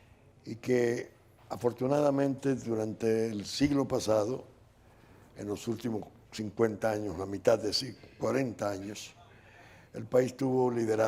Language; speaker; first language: Spanish; native; Spanish